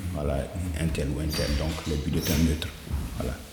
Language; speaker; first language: French; non-native, local second language; Mossi